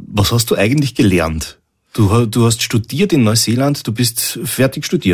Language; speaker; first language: German; native; German